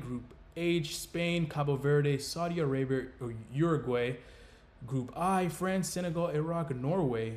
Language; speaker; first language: English; native; English